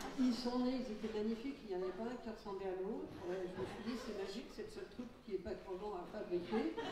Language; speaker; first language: French; early bilingual, other home language; Catalan